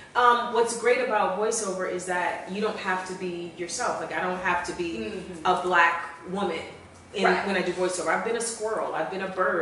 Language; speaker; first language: English; native; English